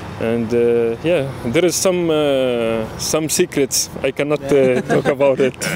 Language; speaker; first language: English; non-native, learner; Arabic